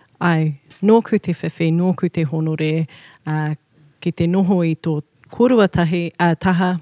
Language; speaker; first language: Māori; non-native, local second language; English